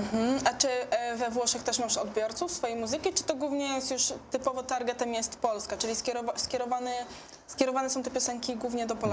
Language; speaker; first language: Polish; native; Polish